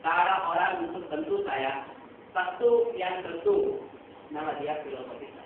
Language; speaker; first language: Indonesian; non-native, learner; Hindi